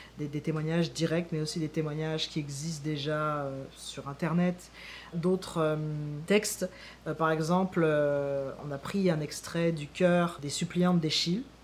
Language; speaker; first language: French; native; French